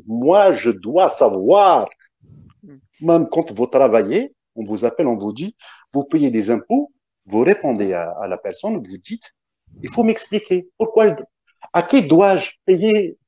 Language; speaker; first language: French; non-native, local second language; Kabyle